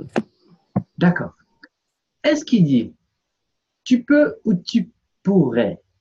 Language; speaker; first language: French; non-native, fluent; Portuguese